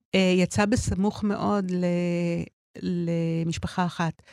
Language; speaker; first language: Hebrew; native; Hebrew